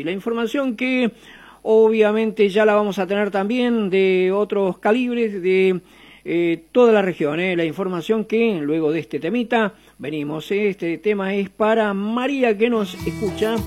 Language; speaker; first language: Spanish; native; Spanish